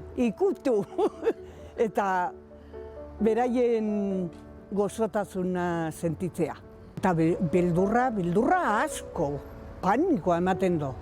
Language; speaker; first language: Basque; non-native, local second language; Spanish